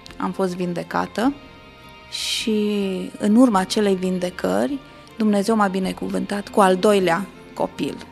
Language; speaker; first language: Romanian; native; Romanian